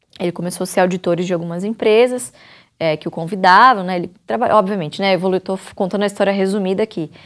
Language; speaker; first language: Portuguese; native; Portuguese